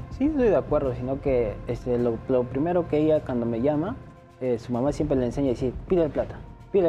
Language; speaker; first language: Spanish; native; Spanish